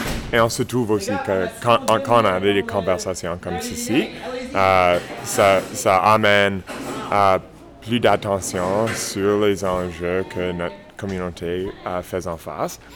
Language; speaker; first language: French; non-native, local second language; English